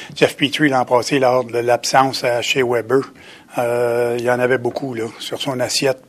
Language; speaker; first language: French; native; French